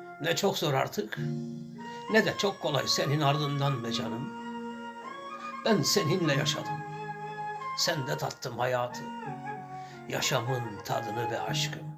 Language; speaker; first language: Turkish; native; Turkish